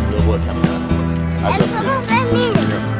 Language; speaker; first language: Spanish; non-native, learner; English